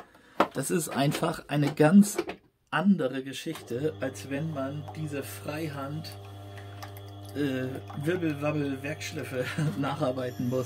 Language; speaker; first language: German; native; German